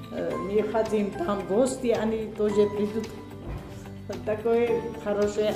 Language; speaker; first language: Russian; non-native, learner; Georgian